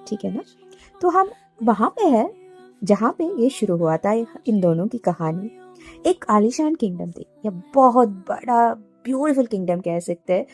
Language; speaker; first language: Hindi; non-native, local second language; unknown